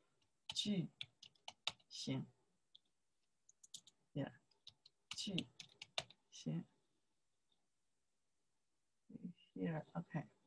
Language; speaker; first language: English; non-native, learner; Chinese